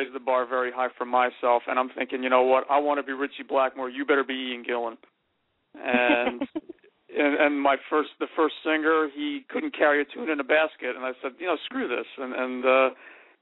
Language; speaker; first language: English; native; English